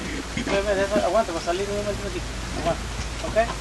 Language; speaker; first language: Spanish; native; Spanish